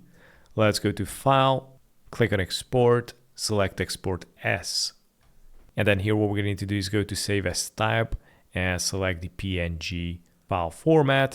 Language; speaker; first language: English; non-native, fluent; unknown